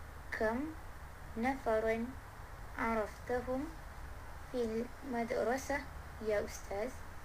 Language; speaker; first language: Arabic; non-native, learner; Malay